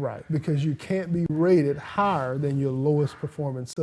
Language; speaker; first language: English; native; English